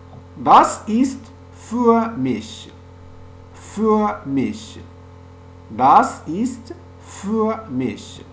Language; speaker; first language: German; non-native, fluent; French